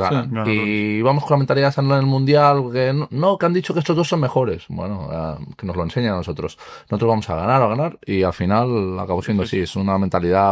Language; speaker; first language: Spanish; native; Spanish